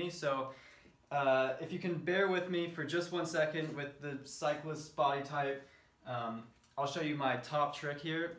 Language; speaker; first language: English; native; English